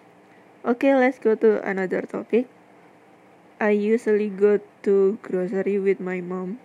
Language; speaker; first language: English; non-native, learner; Indonesian